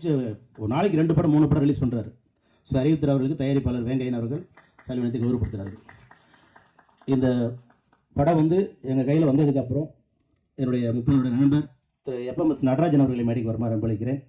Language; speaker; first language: Tamil; native; Tamil